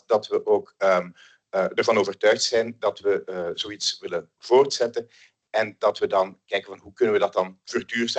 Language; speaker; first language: Dutch; native; Dutch